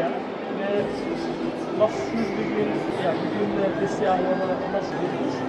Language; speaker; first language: Turkish; early bilingual, heritage; Turkish